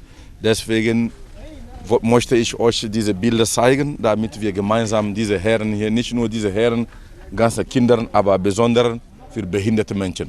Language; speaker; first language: German; non-native, learner; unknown